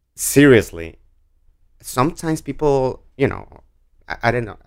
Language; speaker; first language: English; non-native, learner; Spanish